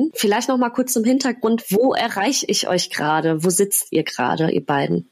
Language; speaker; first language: German; native; German